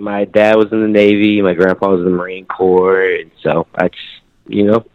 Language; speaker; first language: English; native; English